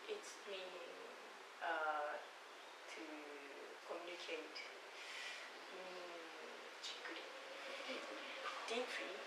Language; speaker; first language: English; non-native, learner; Japanese